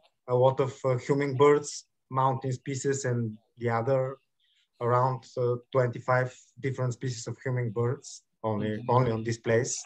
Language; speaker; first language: English; non-native, learner; Bulgarian